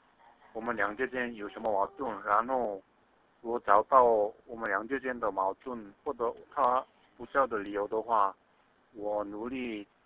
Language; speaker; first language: Chinese; non-native, fluent; Korean